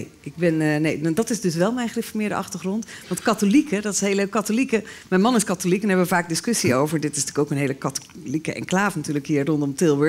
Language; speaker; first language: Dutch; native; Dutch